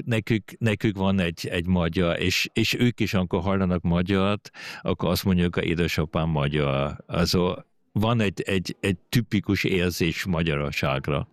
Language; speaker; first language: Hungarian; early bilingual, heritage; German